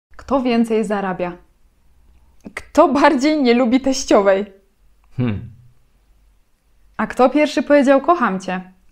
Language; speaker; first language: Polish; native; Polish